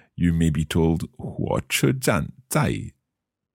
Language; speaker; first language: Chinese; non-native, learner; English